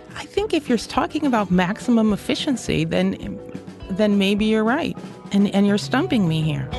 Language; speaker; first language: English; native; English